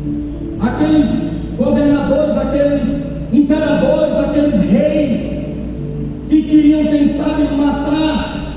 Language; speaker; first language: Portuguese; native; Portuguese